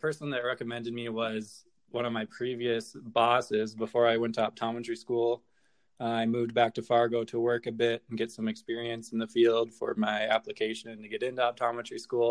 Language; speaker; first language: English; native; English